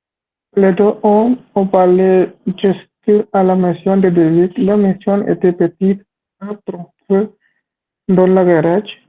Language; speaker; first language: French; non-native, learner; Hindi